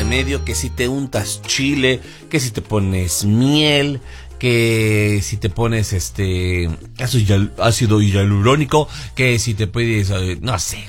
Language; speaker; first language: Spanish; native; Spanish